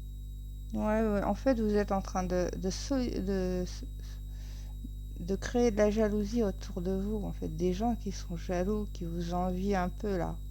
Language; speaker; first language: French; native; French